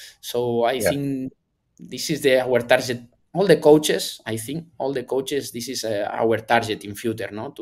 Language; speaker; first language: English; non-native, learner; Spanish